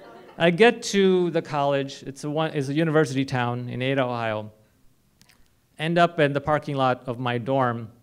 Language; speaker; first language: English; non-native, local second language; Hindi